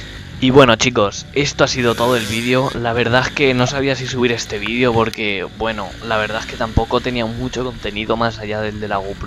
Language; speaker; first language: Spanish; native; Spanish